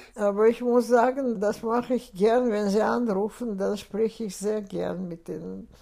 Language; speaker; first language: German; non-native, fluent; Russian